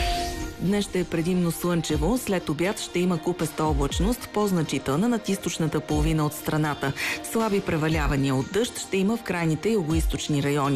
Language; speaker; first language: Bulgarian; native; Bulgarian